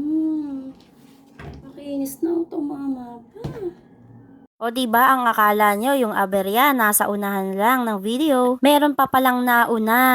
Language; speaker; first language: Filipino; native; Filipino